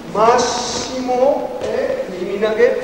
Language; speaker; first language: Italian; non-native, learner; Japanese